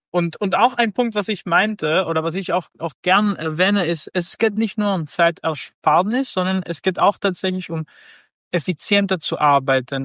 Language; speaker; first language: German; non-native, fluent; Spanish